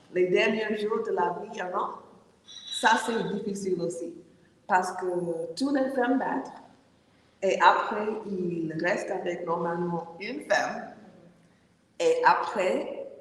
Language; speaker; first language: French; non-native, learner; English